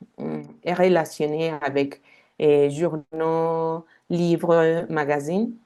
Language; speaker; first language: French; non-native, fluent; Spanish